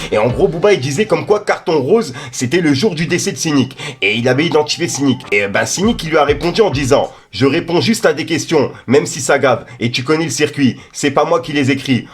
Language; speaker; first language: French; native; French